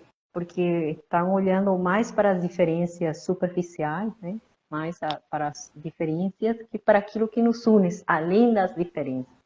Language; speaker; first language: Portuguese; non-native, fluent; Spanish